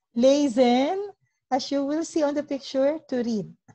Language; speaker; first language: English; non-native, local second language; Filipino